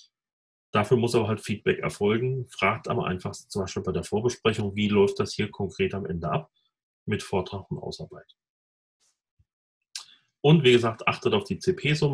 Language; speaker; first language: German; native; German